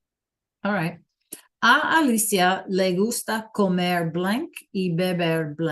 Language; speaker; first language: Spanish; non-native, fluent; English